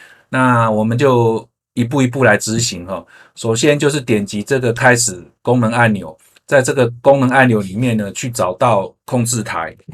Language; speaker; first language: Chinese; native; Chinese